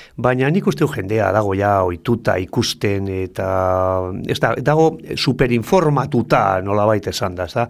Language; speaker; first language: Basque; non-native, local second language; Spanish